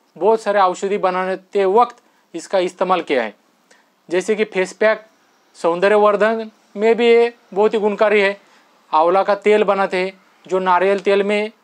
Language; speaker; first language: Hindi; non-native, local second language; Marathi